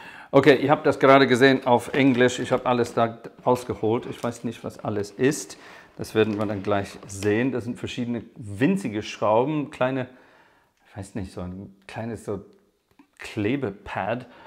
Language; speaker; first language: German; non-native, fluent; English